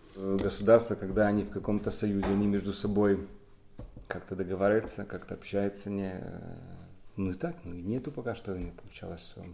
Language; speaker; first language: Russian; non-native, local second language; Polish